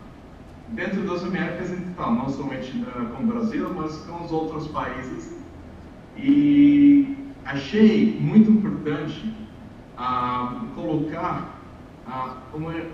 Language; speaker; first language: Portuguese; non-native, fluent; English